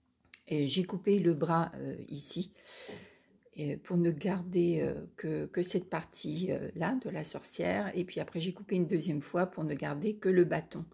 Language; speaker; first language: French; native; French